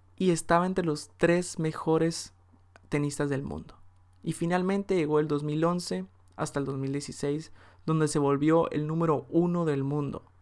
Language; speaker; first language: Spanish; early bilingual, heritage; Spanish